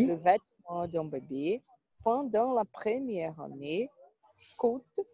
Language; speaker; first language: French; non-native, learner; Portuguese